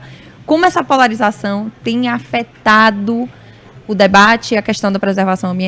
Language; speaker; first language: Portuguese; native; Portuguese